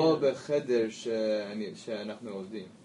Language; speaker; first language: Hebrew; non-native, learner; English